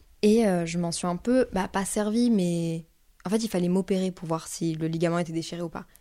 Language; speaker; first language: French; native; French